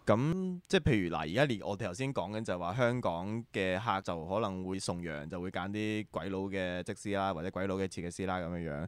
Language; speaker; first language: Cantonese; native; Cantonese